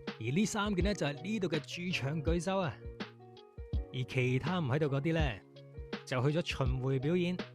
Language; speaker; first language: Cantonese; native; Cantonese